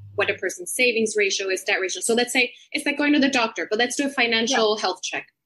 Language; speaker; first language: English; non-native, fluent; Spanish